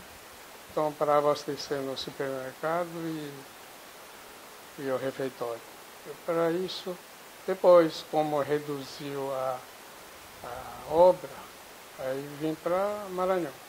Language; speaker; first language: Portuguese; non-native, fluent; Japanese